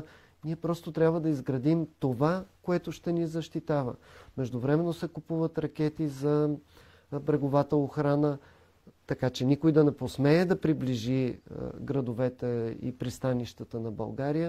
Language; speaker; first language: Bulgarian; native; Bulgarian